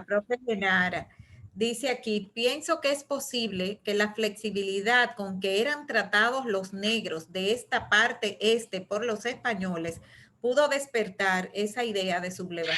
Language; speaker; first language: Spanish; native; Spanish